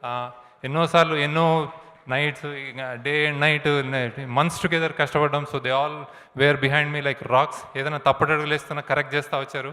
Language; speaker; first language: Telugu; native; Telugu